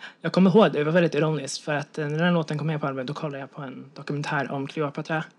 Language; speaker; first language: Swedish; native; Swedish